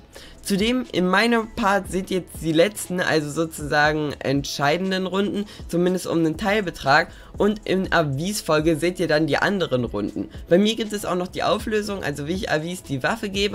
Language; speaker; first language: German; native; German